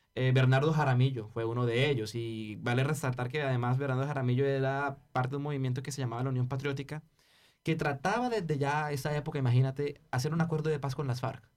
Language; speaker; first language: Spanish; native; Spanish